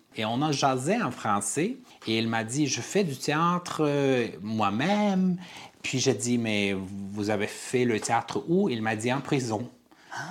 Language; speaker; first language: French; non-native, fluent; Armenian